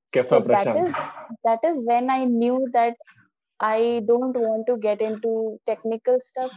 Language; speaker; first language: English; non-native, local second language; Hindi